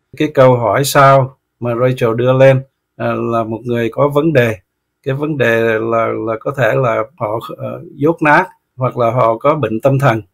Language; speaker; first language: Vietnamese; native; Vietnamese